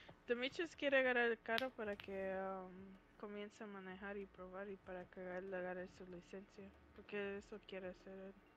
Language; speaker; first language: Spanish; early bilingual, heritage; Spanish